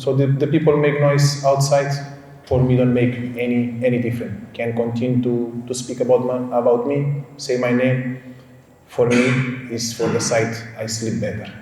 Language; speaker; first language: English; non-native, fluent; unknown